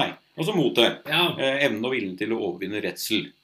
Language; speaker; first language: Norwegian; native; Norwegian